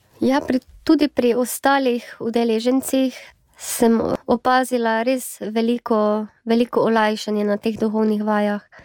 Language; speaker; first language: Slovenian; native; Slovenian